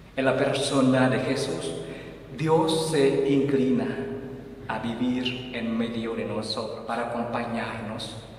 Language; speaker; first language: Spanish; non-native, fluent; Vietnamese